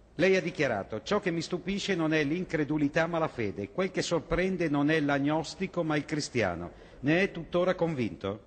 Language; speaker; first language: Italian; native; Italian